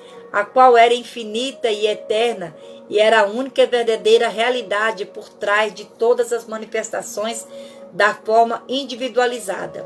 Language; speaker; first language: Portuguese; native; Portuguese